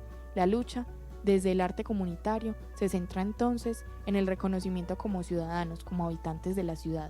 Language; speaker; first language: Spanish; native; Spanish